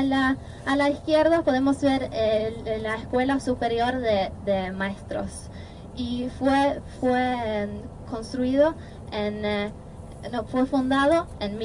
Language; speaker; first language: Spanish; non-native, fluent; Norwegian